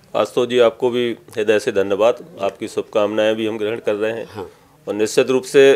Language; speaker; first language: Hindi; native; Hindi